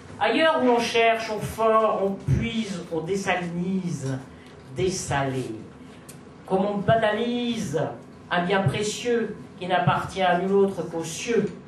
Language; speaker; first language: French; native; French